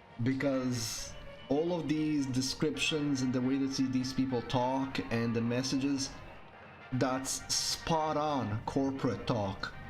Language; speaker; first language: English; native; English